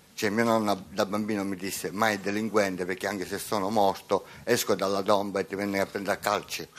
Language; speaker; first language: Italian; native; Italian